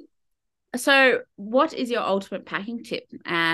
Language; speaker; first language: English; native; English